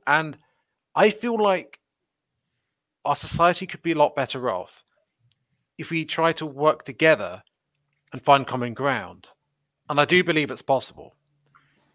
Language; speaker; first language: English; native; English